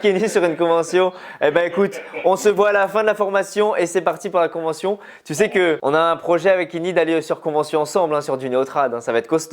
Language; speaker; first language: French; native; French